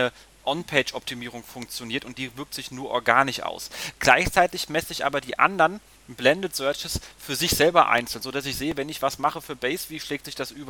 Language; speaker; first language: German; native; German